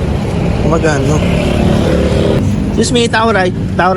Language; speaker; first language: English; non-native, local second language; Filipino